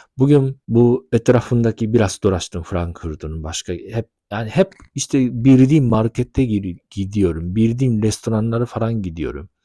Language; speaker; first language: Turkish; non-native, fluent; Japanese